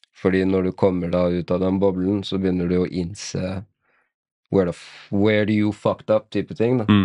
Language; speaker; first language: Norwegian; early bilingual, other home language; Arabic